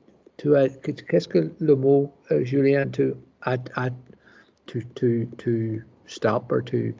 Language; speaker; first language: French; non-native, learner; English